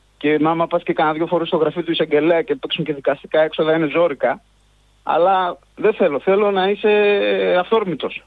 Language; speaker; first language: Greek; native; Greek